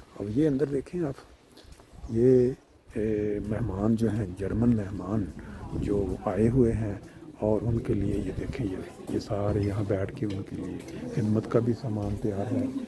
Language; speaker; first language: Urdu; non-native, local second language; Punjabi